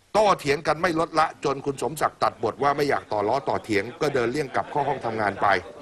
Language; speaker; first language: Thai; native; Thai